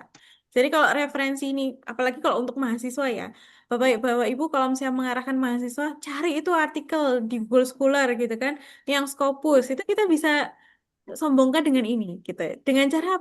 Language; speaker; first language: Indonesian; native; Indonesian